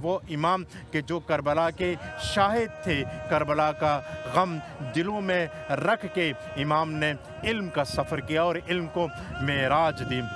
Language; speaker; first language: Urdu; native; Urdu